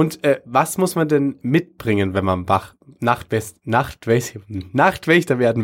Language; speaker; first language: German; native; German